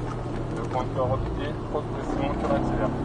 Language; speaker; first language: French; native; French